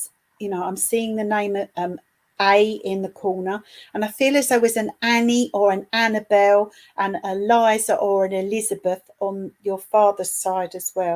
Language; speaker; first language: English; native; English